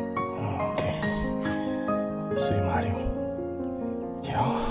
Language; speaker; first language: Chinese; non-native, learner; Thai